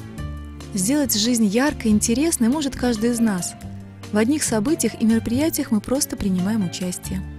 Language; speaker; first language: Russian; native; Russian